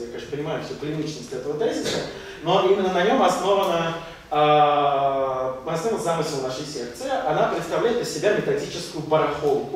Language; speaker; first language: Russian; native; Russian